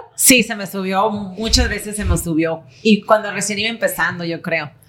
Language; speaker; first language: Spanish; native; Spanish